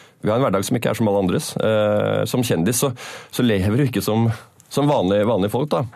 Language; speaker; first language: Norwegian; native; Norwegian